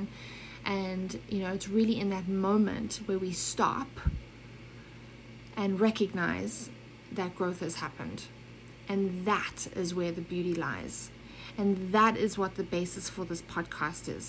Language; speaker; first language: English; native; English